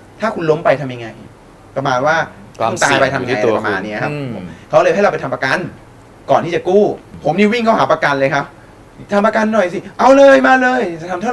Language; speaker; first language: Thai; native; Thai